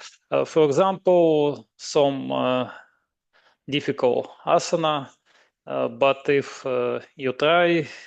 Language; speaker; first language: English; non-native, learner; Russian